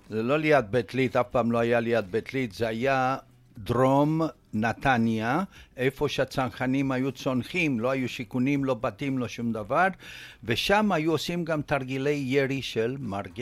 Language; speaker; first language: Hebrew; non-native, fluent; Romanian